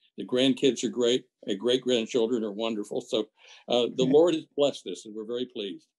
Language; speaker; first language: English; native; English